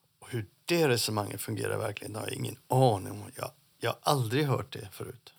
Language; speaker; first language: Swedish; native; Swedish